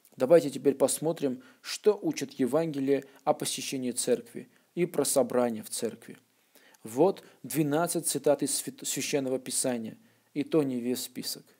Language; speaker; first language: Russian; non-native, local second language; Armenian